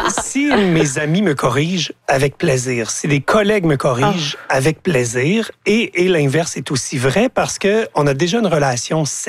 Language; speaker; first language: French; native; French